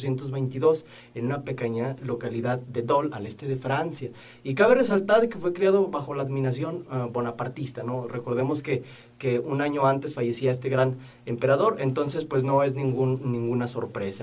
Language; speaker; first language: Spanish; native; Spanish